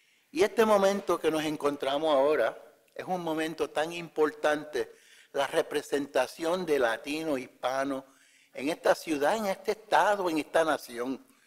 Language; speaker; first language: Spanish; early bilingual, heritage; Spanish